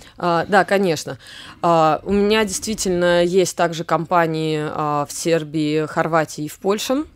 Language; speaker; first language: Russian; native; Russian